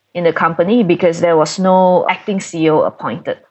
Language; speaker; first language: English; non-native, local second language; Cantonese